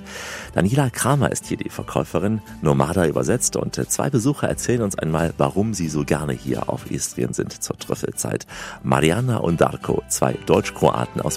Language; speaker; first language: German; native; German